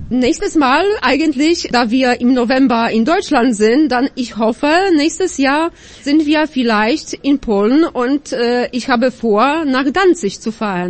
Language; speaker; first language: German; non-native, fluent; Polish